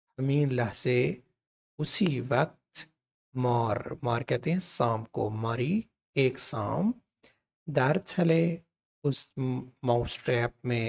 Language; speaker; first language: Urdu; non-native, local second language; Punjabi